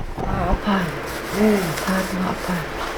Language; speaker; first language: Korean; non-native, learner; Vietnamese